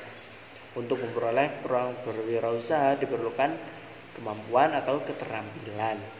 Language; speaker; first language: Indonesian; native; Indonesian